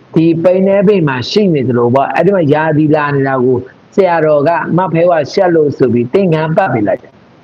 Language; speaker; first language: Burmese; non-native, local second language; Mon